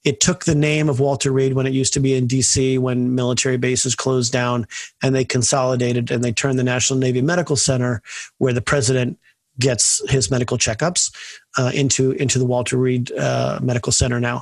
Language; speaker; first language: English; native; English